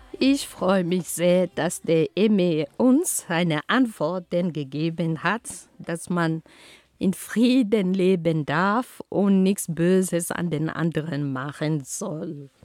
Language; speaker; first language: German; non-native, fluent; Ghomala